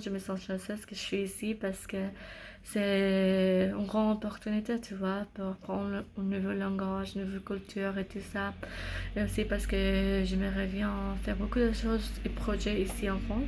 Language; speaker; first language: French; non-native, learner; English